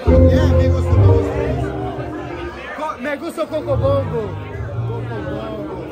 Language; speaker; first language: Spanish; non-native, learner; Portuguese